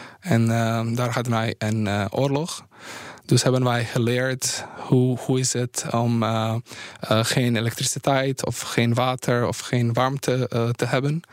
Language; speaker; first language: Dutch; non-native, fluent; Bosnian